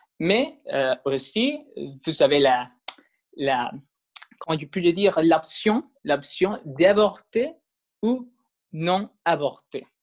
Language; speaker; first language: French; non-native, learner; Spanish